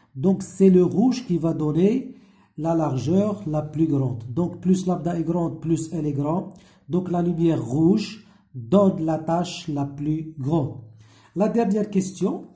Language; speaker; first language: French; non-native, local second language; Arabic